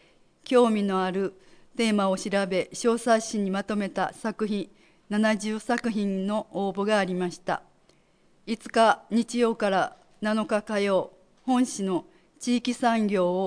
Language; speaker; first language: Japanese; native; Japanese